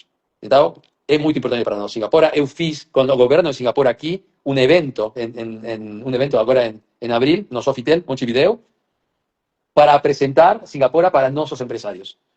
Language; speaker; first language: Portuguese; non-native, fluent; Spanish